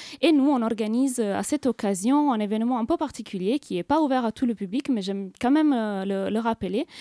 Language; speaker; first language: French; non-native, fluent; Italian